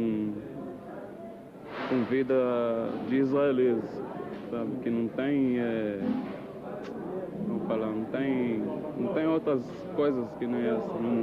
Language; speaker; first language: Portuguese; early bilingual, heritage; Portuguese